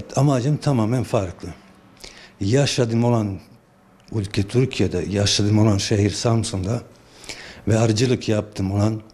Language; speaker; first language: Turkish; non-native, fluent; Bosnian